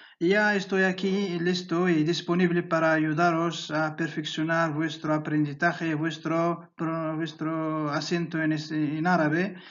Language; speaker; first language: Spanish; non-native, fluent; Arabic